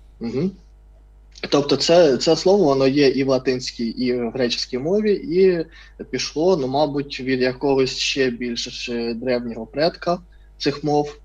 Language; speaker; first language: Ukrainian; non-native, fluent; Russian